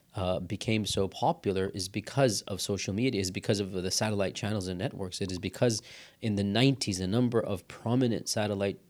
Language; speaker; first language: English; native; English